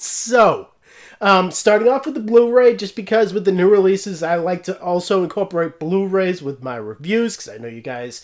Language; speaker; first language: English; native; English